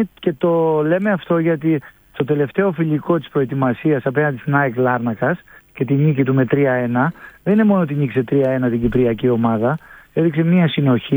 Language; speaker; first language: Greek; native; Greek